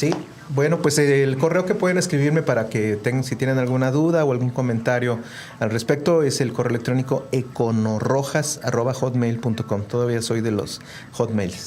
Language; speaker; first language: Spanish; native; Spanish